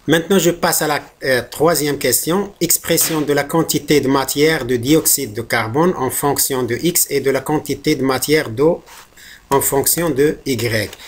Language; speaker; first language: French; non-native, local second language; Arabic